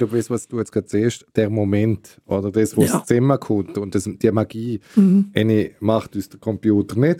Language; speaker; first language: German; native; German